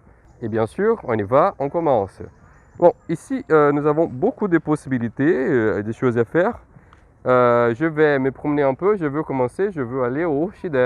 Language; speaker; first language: French; non-native, fluent; Portuguese